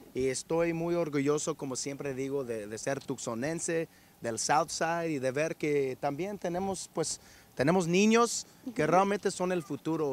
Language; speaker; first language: Spanish; early bilingual, heritage; Spanish